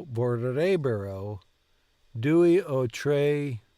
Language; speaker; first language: Italian; non-native, learner; English